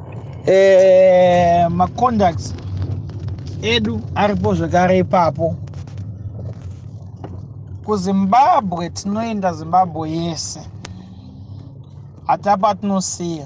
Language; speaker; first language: English; non-native, local second language; Shona